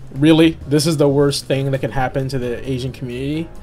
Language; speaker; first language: English; native; English